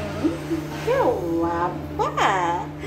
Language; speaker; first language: Spanish; non-native, learner; Filipino